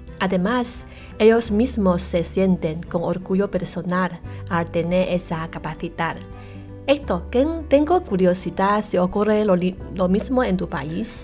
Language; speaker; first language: Spanish; non-native, fluent; Chinese